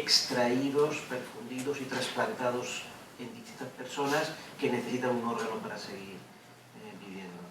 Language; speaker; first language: Spanish; native; Spanish